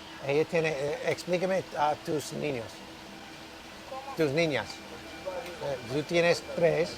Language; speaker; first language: Spanish; non-native, learner; English